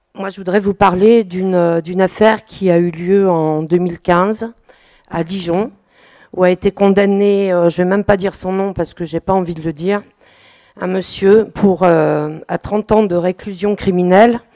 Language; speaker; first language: French; native; French